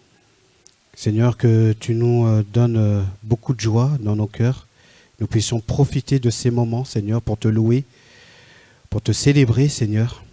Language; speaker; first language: French; native; French